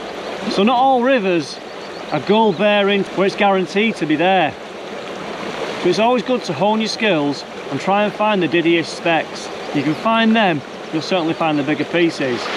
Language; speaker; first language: English; native; English